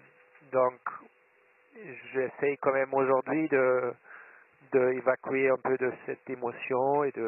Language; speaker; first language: French; non-native, fluent; German